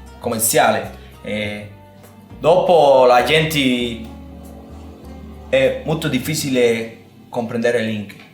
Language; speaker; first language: Italian; non-native, learner; Spanish